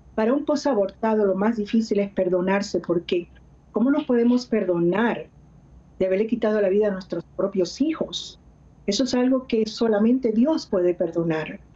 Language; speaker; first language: Spanish; early bilingual, heritage; Spanish